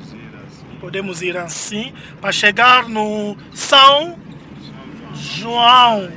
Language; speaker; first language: Portuguese; non-native, learner; Lingala